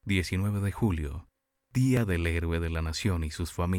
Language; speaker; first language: Spanish; native; Spanish